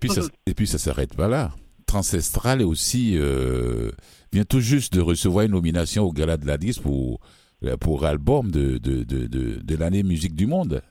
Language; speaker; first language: French; native; French